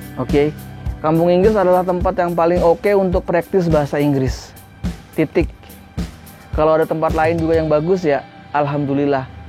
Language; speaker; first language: Indonesian; native; Indonesian